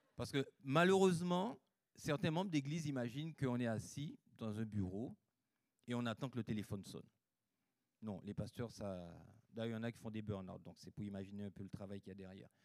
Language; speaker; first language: French; native; French